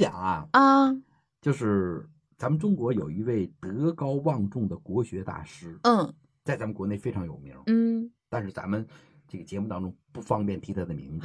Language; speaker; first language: Chinese; native; Chinese